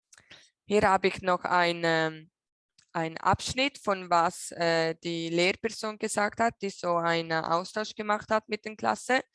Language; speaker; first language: German; non-native, local second language; Italian